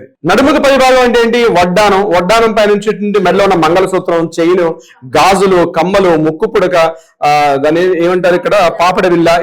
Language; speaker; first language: Telugu; native; Telugu